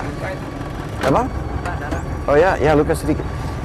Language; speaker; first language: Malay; non-native, fluent; English